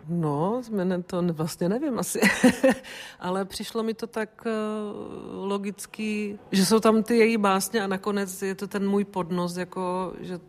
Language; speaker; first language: Czech; non-native, local second language; Polish